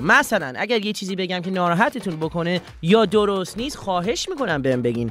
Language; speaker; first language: Persian; non-native, learner; English